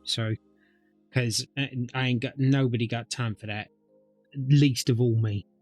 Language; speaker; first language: English; native; English